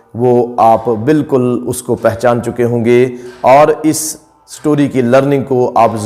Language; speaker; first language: Hindi; native; Hindi